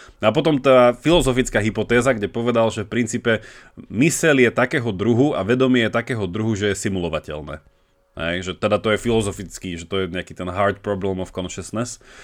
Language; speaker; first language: Slovak; native; Slovak